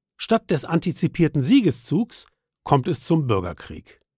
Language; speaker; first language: German; native; German